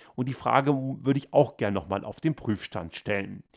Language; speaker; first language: German; early bilingual, other home language; Croatian